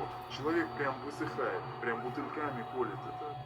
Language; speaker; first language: Russian; native; Russian